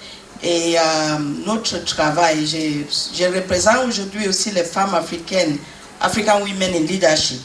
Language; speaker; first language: French; non-native, fluent; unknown